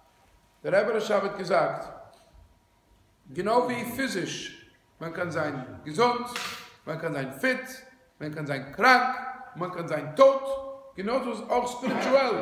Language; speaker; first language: German; non-native, fluent; English